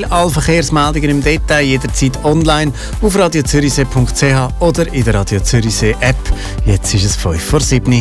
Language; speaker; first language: German; native; German